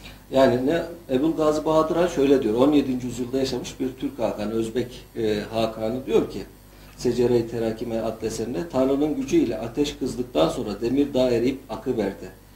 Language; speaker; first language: Turkish; native; Turkish